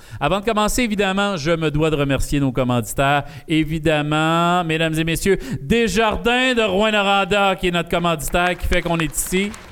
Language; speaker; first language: French; native; French